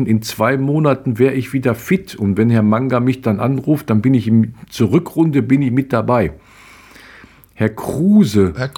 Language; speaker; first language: German; native; German